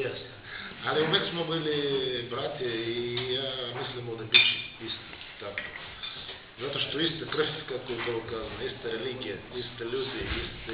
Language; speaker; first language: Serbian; non-native, learner; Russian